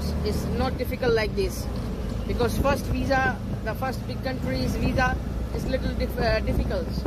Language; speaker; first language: English; non-native, learner; Hindi